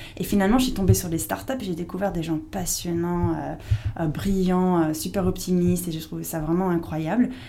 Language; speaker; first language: French; non-native, fluent; English